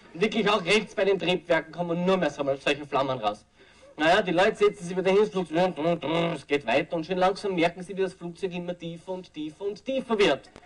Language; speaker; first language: German; native; German